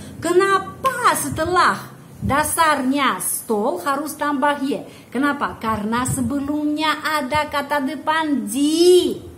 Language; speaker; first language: Indonesian; non-native, fluent; Russian